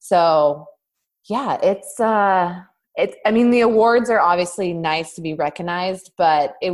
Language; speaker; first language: English; native; English